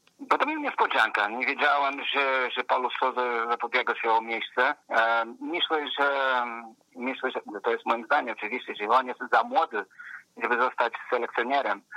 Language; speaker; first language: Polish; non-native, fluent; Portuguese